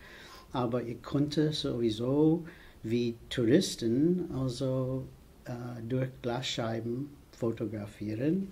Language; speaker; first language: German; non-native, fluent; English